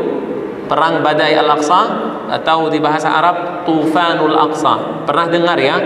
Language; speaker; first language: Indonesian; non-native, fluent; Arabic